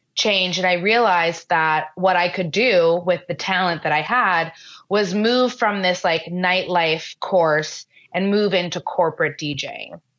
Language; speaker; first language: English; native; English